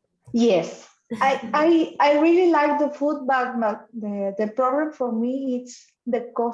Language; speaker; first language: English; non-native, fluent; Spanish